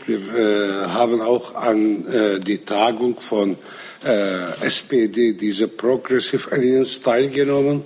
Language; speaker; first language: German; non-native, fluent; Arabic